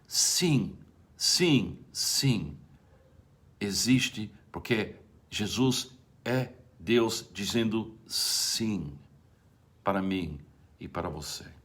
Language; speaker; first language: Portuguese; non-native, fluent; English